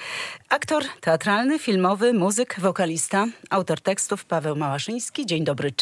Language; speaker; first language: Polish; native; Polish